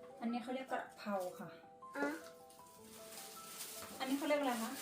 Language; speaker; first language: Thai; native; Thai